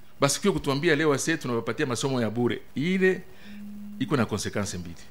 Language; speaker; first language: Swahili; non-native, local second language; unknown